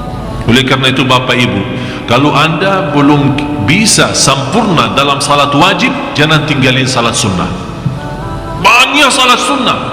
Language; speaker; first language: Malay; non-native, fluent; Arabic